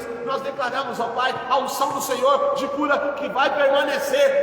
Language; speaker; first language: Portuguese; native; Portuguese